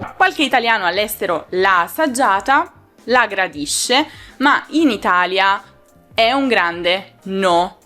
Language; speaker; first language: Italian; native; Italian